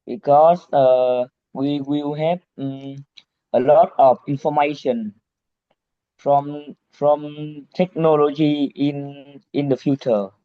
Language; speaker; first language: English; non-native, learner; Vietnamese